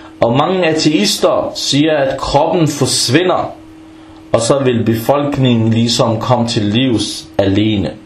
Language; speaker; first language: Danish; non-native, fluent; Arabic